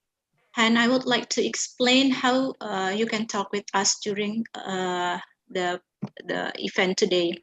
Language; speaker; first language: English; non-native, fluent; Indonesian